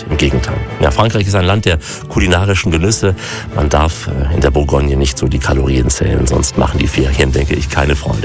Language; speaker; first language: German; native; German